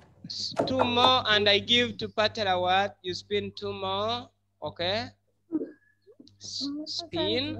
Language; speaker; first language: English; non-native, fluent; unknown